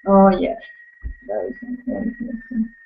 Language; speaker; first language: English; non-native, learner; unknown